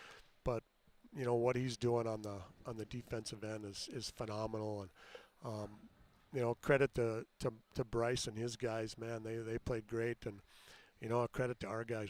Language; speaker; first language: English; native; English